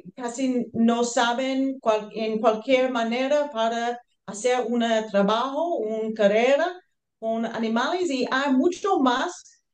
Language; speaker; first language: Spanish; non-native, learner; English